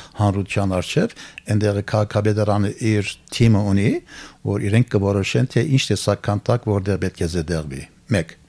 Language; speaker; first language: Armenian; early bilingual, heritage; Armenian